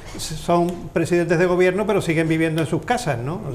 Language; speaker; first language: Spanish; native; Spanish